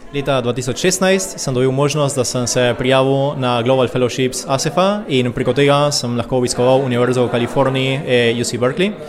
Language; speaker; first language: Slovenian; early bilingual, heritage; Slovenian